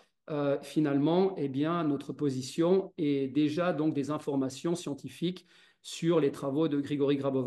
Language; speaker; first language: French; native; French